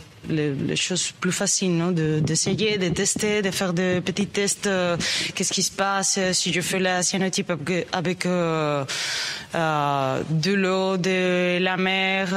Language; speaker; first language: French; non-native, learner; Spanish